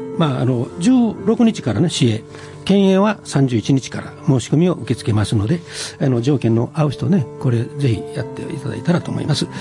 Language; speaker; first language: Japanese; native; Japanese